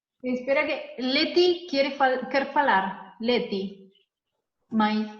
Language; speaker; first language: Portuguese; non-native, fluent; Spanish